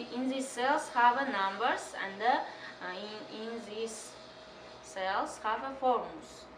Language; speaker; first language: English; non-native, learner; Kazakh